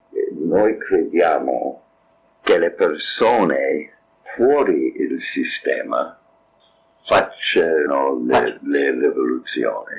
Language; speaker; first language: Italian; non-native, fluent; English